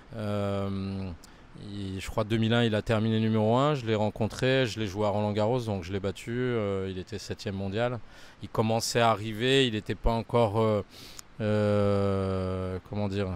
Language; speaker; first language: French; native; French